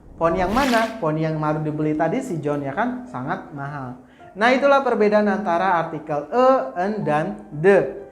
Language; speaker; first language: Indonesian; native; Indonesian